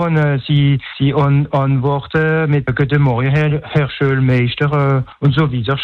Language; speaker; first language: German; non-native, local second language; French